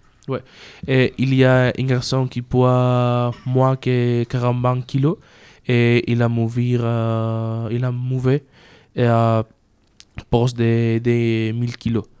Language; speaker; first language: French; non-native, learner; Spanish